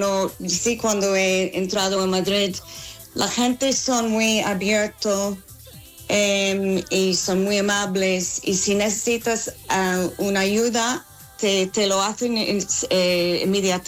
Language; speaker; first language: Spanish; non-native, learner; English